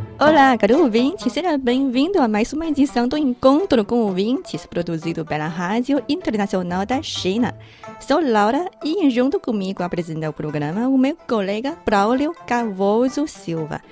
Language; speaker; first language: Portuguese; non-native, fluent; Chinese